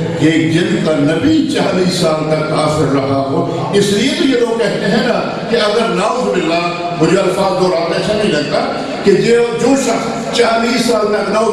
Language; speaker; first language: Urdu; non-native, local second language; Punjabi